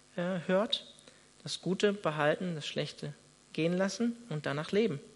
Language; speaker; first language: German; native; German